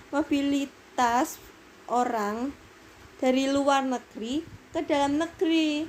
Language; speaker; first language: Indonesian; native; Indonesian